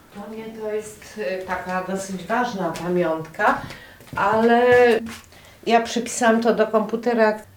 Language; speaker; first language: Polish; native; Polish